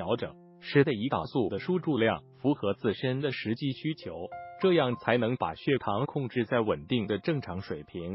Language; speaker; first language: Chinese; native; Chinese